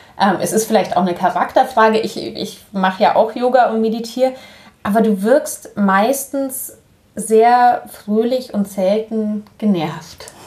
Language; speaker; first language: German; native; German